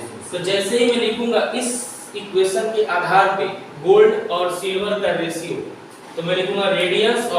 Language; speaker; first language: Hindi; native; Hindi